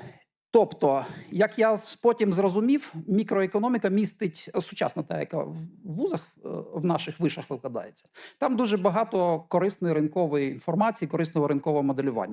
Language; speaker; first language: Ukrainian; native; Ukrainian